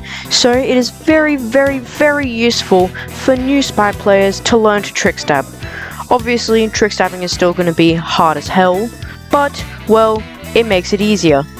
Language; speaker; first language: English; native; English